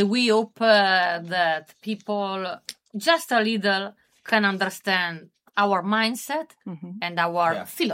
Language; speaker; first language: English; non-native, learner; Italian